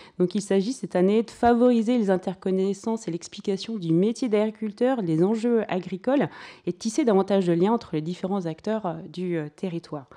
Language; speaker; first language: French; native; French